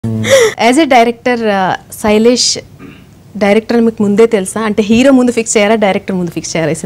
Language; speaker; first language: Telugu; native; Telugu